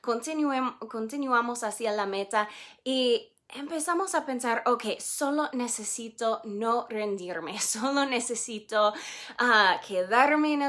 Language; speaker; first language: Spanish; non-native, fluent; English